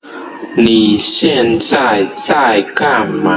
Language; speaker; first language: Chinese; non-native, learner; Khmer